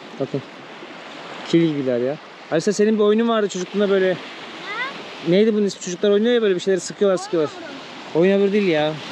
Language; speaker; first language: Turkish; native; Turkish